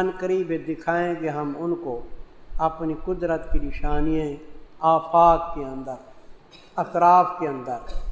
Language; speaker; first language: Urdu; non-native, local second language; Punjabi